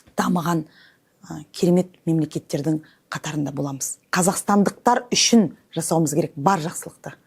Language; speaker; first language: Kazakh; native; Kazakh